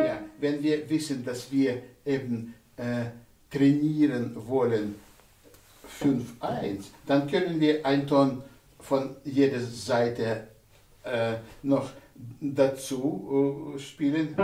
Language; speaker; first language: German; non-native, fluent; Russian